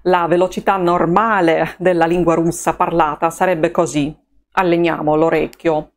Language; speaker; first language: Italian; non-native, fluent; Russian